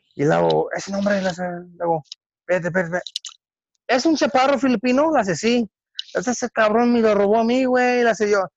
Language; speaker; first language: Spanish; early bilingual, heritage; Spanish